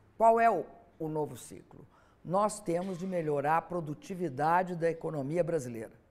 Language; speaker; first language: Portuguese; native; Portuguese